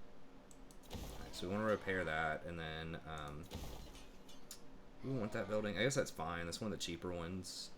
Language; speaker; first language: English; native; English